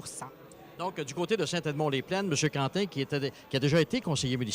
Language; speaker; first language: French; native; French